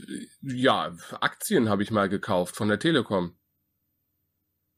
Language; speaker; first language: German; native; German